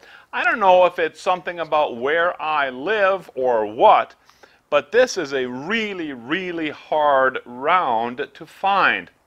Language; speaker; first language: English; native; English